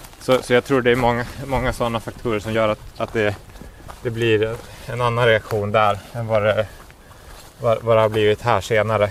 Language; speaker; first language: Swedish; native; Swedish